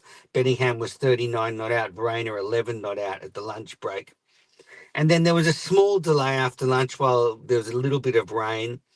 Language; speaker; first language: English; native; English